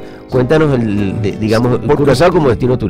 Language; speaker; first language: Spanish; native; Spanish